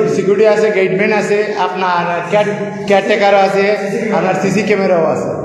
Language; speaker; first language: Bangla; native; Bangla